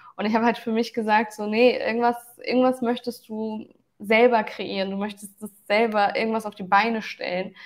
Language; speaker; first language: German; early bilingual, other home language; Turkish